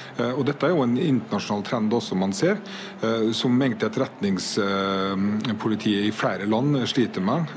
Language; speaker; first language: Norwegian; native; Norwegian